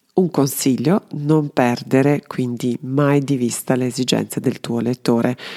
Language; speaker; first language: Italian; non-native, fluent; Serbian